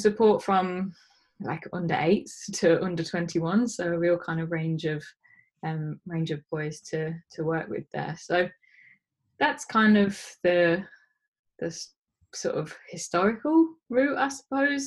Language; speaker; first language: English; native; English